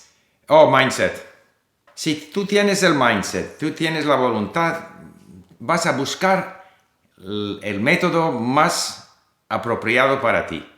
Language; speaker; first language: Spanish; non-native, fluent; English